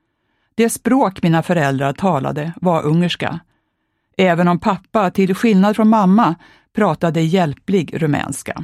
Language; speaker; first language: Swedish; early bilingual, other home language; Hungarian